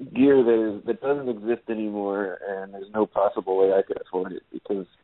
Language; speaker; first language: English; native; English